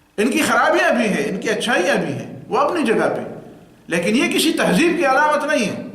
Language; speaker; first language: Urdu; non-native, local second language; Pashto